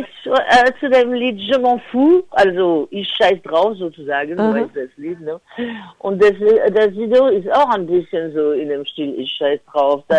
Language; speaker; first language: German; non-native, fluent; French